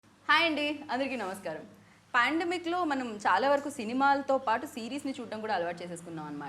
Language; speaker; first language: Telugu; native; Telugu